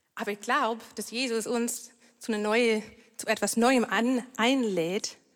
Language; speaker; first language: German; non-native, fluent; English